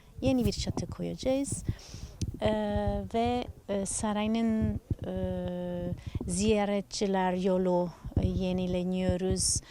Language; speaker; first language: Turkish; non-native, learner; Italian